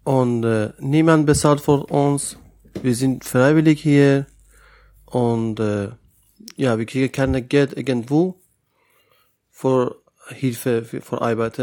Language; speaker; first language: German; non-native, learner; Persian